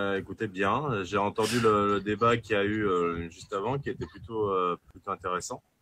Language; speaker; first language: French; native; French